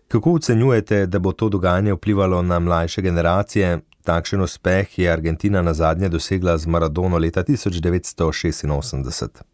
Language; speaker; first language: Slovenian; native; Slovenian